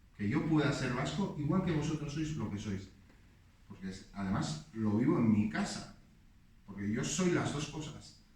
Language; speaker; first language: Spanish; native; Spanish